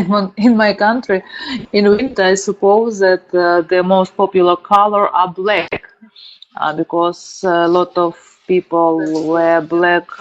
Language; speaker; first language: English; non-native, learner; Russian